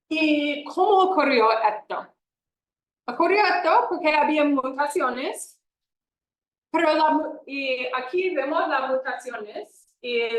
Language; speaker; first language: Spanish; non-native, fluent; English